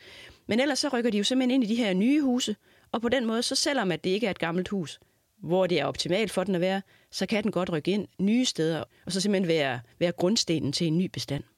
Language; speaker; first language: Danish; native; Danish